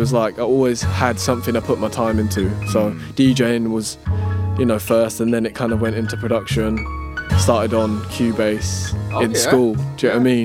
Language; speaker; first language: English; native; English